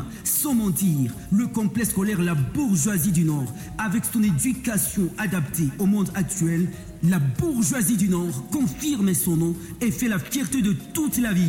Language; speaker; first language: French; non-native, local second language; Swahili